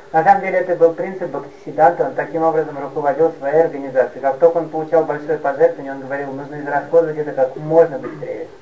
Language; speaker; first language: Russian; native; Russian